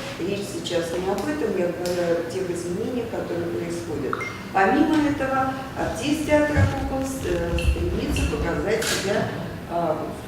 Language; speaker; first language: Russian; native; Russian